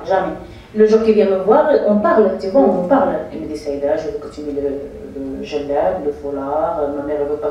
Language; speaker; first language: French; non-native, fluent; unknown